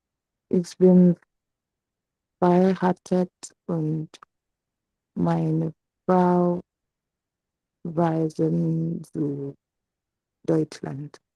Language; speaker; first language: German; non-native, learner; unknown